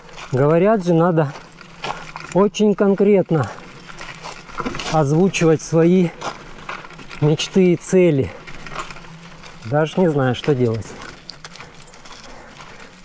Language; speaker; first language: Russian; native; Russian